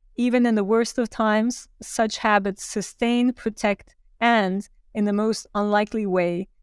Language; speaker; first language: English; non-native, fluent; Turkish